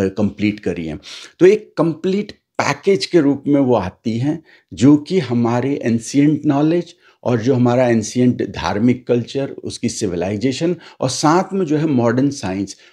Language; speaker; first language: Hindi; native; Hindi